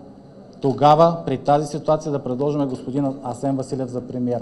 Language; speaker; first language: Bulgarian; native; Bulgarian